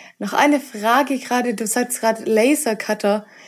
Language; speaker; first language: German; native; German